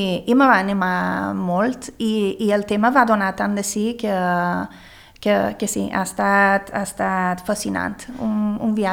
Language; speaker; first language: Catalan; early bilingual, other home language; Swedish